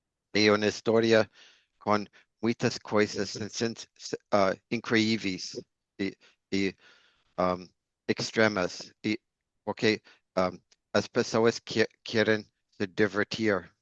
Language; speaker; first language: Portuguese; non-native, learner; English